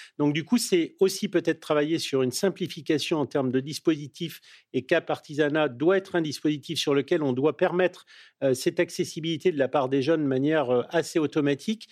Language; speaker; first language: French; native; French